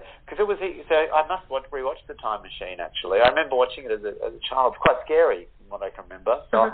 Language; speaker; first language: English; native; English